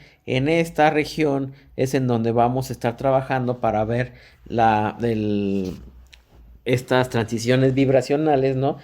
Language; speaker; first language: Spanish; native; Spanish